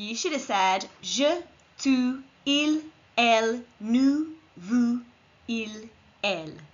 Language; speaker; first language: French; non-native, fluent; English